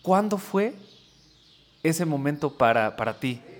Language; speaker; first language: Spanish; early bilingual, heritage; Spanish